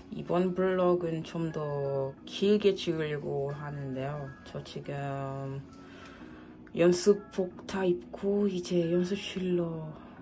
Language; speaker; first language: Korean; non-native, fluent; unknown